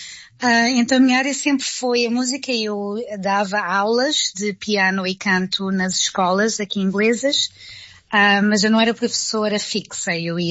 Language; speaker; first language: Portuguese; native; Portuguese